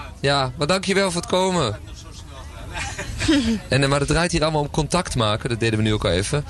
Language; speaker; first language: Dutch; native; Dutch